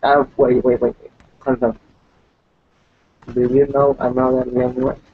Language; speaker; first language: English; non-native, learner; Spanish